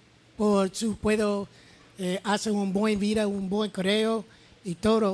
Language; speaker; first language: Spanish; non-native, learner; English